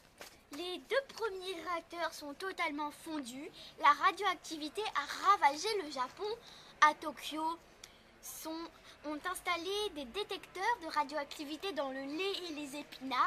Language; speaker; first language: French; native; French